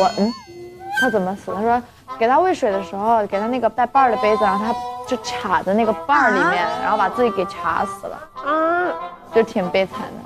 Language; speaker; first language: Chinese; native; Chinese